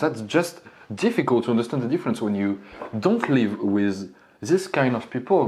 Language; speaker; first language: English; non-native, learner; French